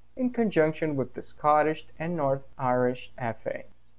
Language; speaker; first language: English; non-native, fluent; Portuguese